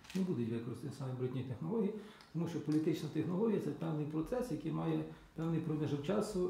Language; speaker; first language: Ukrainian; native; Ukrainian